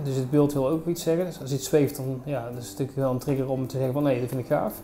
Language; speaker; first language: Dutch; native; Dutch